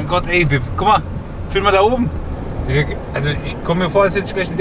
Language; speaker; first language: German; native; German